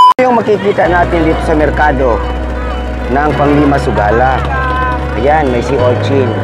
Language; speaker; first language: Filipino; non-native, local second language; Cebuano